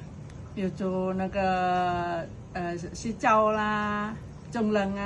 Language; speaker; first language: Cantonese; non-native, learner; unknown